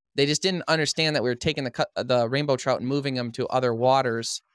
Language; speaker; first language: English; native; English